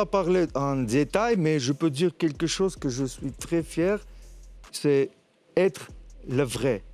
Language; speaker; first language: French; non-native, fluent; Armenian